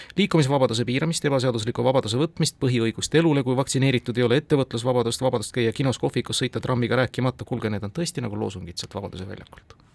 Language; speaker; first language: Estonian; native; Estonian